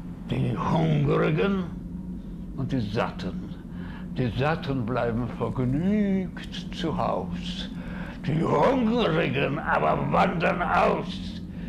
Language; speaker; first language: German; native; German